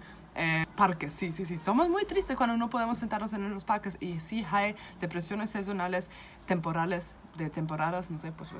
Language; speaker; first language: Spanish; non-native, fluent; German